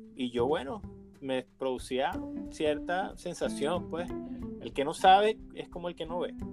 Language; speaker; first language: Spanish; native; Spanish